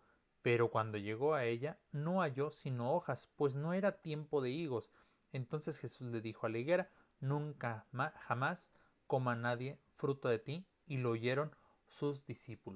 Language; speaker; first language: Spanish; native; Spanish